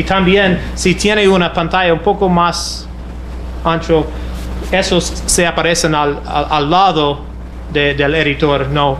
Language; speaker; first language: Spanish; non-native, fluent; English